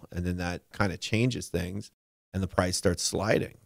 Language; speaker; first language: English; native; English